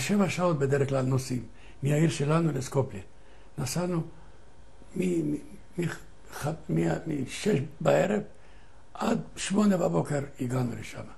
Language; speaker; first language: Hebrew; non-native, fluent; Ladino